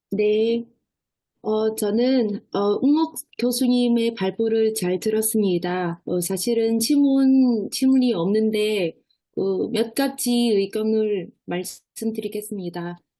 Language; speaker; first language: Korean; non-native, fluent; Vietnamese